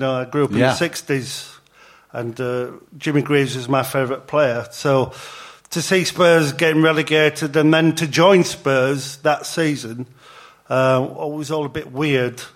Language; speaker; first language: English; native; English